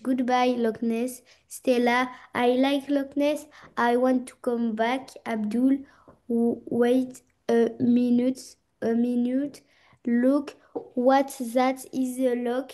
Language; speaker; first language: English; non-native, learner; French